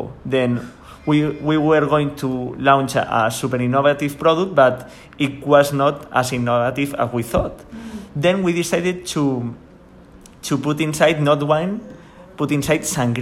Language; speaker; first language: English; non-native, learner; Spanish